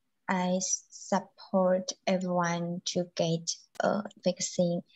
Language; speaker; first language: English; non-native, learner; Chinese